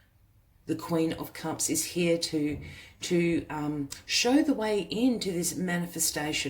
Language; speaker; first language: English; native; English